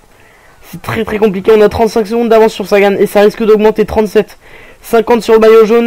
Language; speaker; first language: French; native; French